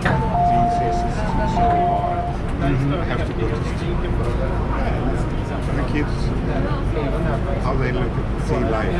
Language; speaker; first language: English; non-native, learner; Swedish